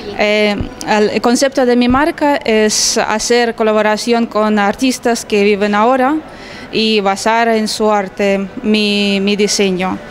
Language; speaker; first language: Spanish; non-native, fluent; Russian